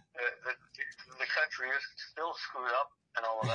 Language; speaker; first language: English; native; English